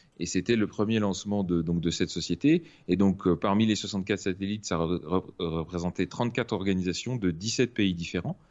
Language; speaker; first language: French; native; French